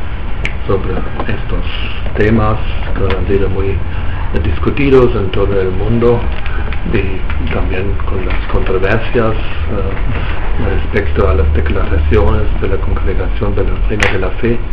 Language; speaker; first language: Spanish; non-native, fluent; German